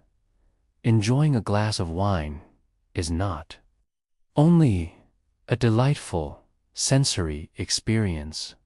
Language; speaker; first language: English; native; English